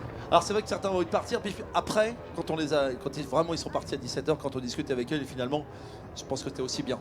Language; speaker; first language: French; native; French